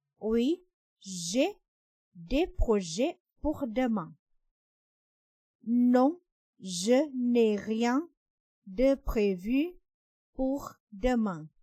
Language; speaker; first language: French; non-native, fluent; Thai